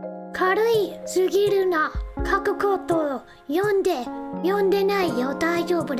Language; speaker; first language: Japanese; non-native, learner; English